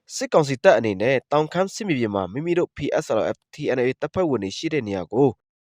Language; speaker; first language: Burmese; non-native, local second language; Shwe Palaung